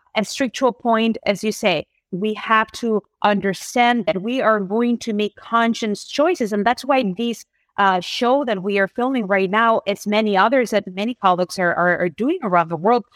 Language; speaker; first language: English; non-native, fluent; Spanish